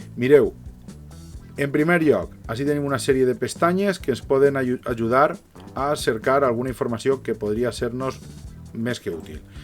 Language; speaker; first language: Catalan; native; Catalan